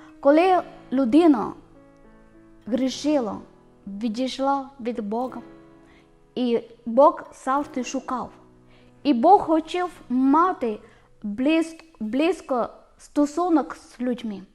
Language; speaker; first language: Ukrainian; non-native, learner; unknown